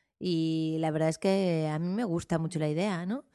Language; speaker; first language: Spanish; native; Spanish